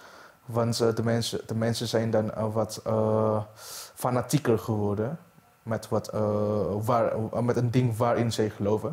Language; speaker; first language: Dutch; non-native, fluent; Indonesian